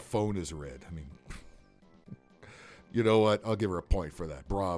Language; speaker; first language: English; native; English